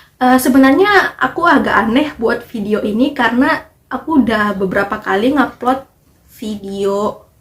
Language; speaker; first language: Indonesian; native; Indonesian